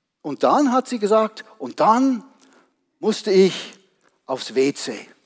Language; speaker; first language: German; non-native, fluent; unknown